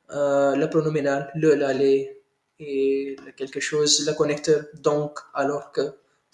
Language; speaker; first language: French; non-native, learner; Hindi